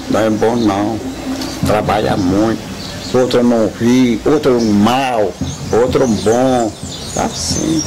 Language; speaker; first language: Portuguese; non-native, local second language; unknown